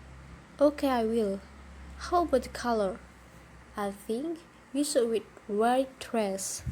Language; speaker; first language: English; non-native, local second language; Indonesian